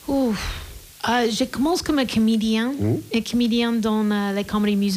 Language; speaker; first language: French; non-native, learner; English